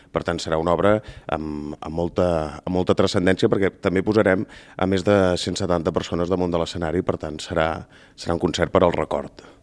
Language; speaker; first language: Catalan; native; Catalan